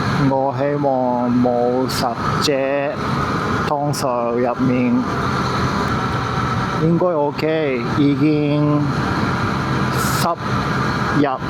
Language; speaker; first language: Chinese; non-native, learner; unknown